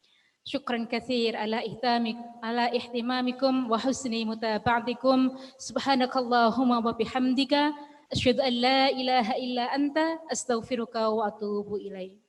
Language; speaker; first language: Arabic; non-native, fluent; Indonesian